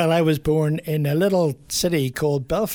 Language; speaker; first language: English; native; English